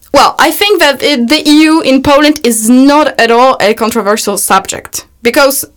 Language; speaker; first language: English; non-native, fluent; Polish